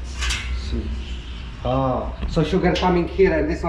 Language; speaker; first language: English; non-native, learner; Polish